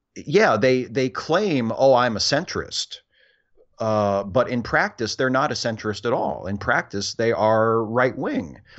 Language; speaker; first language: English; native; English